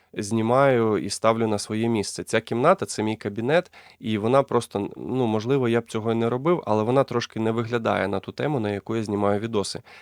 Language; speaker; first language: Ukrainian; non-native, local second language; Russian